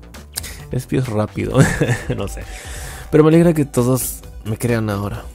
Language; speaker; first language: Spanish; native; Spanish